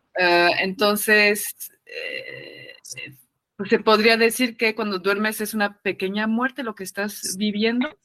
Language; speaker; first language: Spanish; non-native, fluent; French